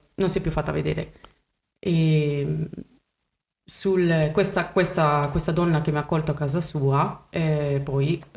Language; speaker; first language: Italian; early bilingual, other home language; Spanish